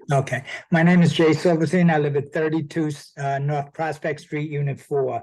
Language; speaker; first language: English; native; English